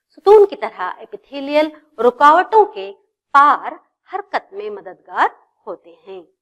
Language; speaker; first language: Urdu; native; Urdu